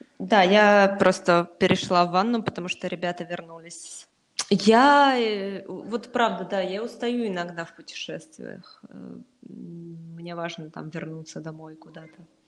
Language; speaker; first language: Russian; native; Russian